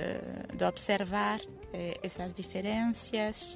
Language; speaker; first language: Portuguese; non-native, fluent; French